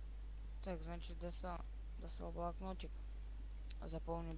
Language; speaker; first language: Russian; native; Russian